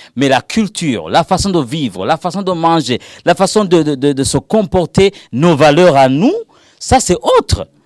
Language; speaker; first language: French; non-native, local second language; Rundi